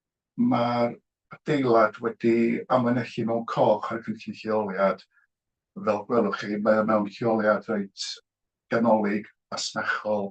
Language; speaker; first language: Welsh; native; Welsh